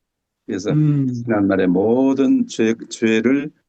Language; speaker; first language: Korean; native; Korean